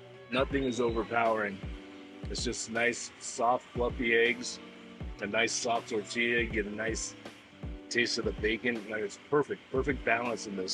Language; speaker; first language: English; native; English